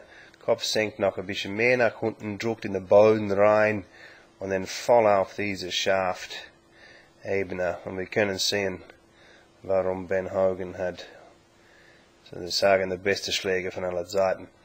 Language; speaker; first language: German; non-native, learner; English